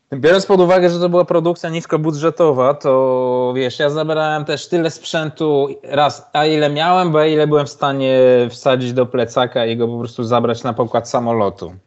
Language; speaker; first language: Polish; native; Polish